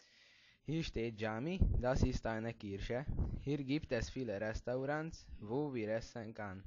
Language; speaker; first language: German; non-native, learner; Hungarian